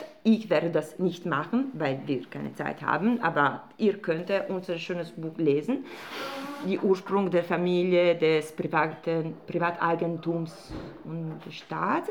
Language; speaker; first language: German; non-native, fluent; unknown